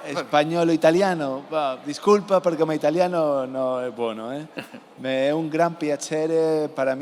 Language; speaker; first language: Italian; non-native, learner; Spanish